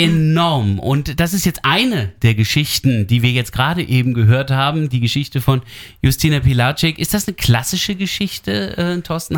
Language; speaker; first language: German; native; German